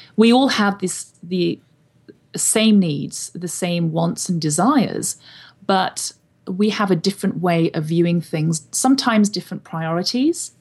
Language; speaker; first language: English; native; English